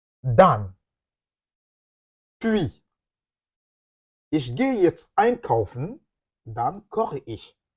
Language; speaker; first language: German; non-native, fluent; French